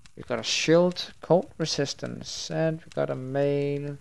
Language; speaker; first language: English; non-native, fluent; Danish